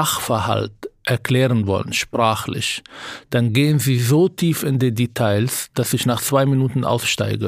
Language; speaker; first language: German; non-native, fluent; Arabic